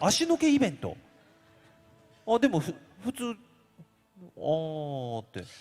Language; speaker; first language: Japanese; native; Japanese